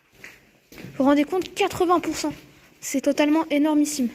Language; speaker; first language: French; native; French